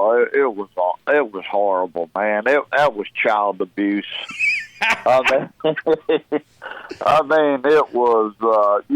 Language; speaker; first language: English; native; English